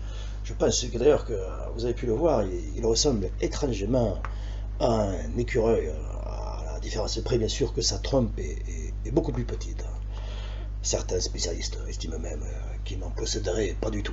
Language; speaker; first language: French; native; French